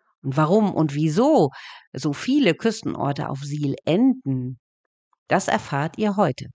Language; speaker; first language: German; native; German